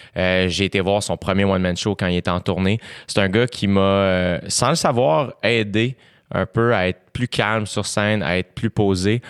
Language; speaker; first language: French; native; French